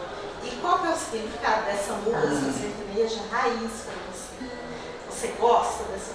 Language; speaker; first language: Portuguese; native; Portuguese